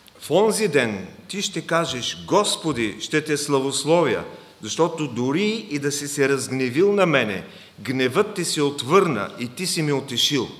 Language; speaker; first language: Bulgarian; non-native, fluent; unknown